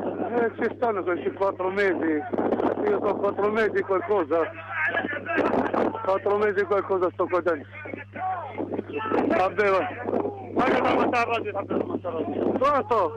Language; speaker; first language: Italian; non-native, learner; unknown